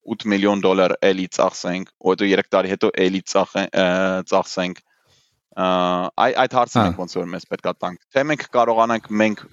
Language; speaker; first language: Armenian; early bilingual, heritage; Armenian